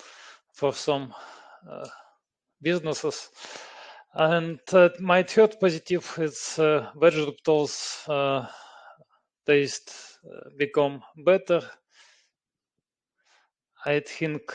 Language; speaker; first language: English; non-native, learner; Russian